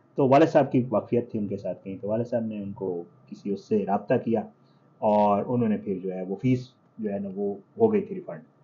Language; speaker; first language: Urdu; non-native, local second language; Saraiki